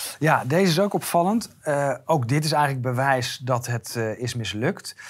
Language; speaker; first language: Dutch; native; Dutch